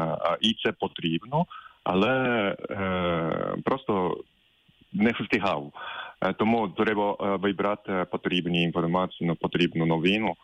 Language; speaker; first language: Ukrainian; non-native, fluent; Japanese